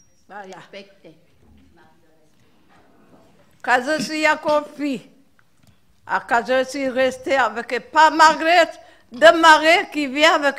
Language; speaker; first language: French; non-native, local second language; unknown